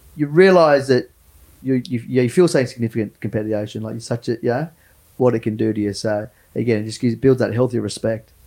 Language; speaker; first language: English; native; English